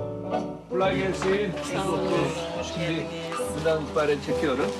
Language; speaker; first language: Turkish; non-native, learner; Korean